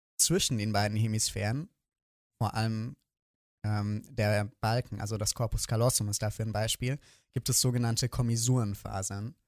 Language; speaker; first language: German; native; German